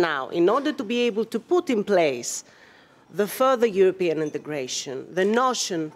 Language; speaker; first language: English; non-native, fluent; Greek